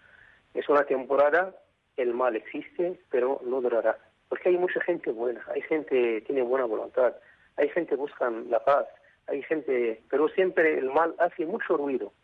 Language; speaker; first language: Spanish; non-native, fluent; Arabic